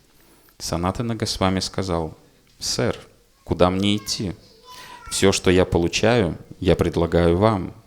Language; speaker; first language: Russian; native; Russian